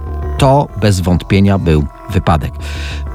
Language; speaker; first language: Polish; native; Polish